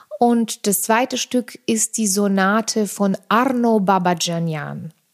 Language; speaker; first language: German; non-native, fluent; Armenian